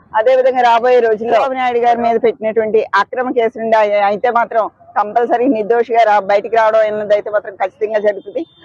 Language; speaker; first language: Telugu; native; Telugu